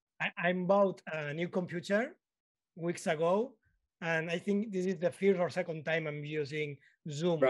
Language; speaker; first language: English; non-native, learner; Spanish